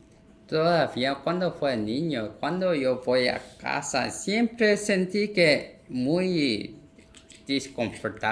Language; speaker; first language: Spanish; non-native, learner; Korean